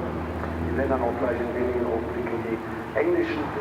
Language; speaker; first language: German; native; German